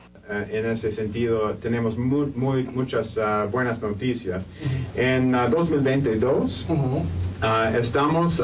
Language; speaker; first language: Spanish; non-native, fluent; English